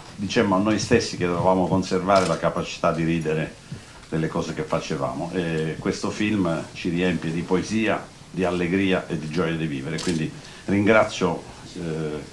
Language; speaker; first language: Italian; native; Italian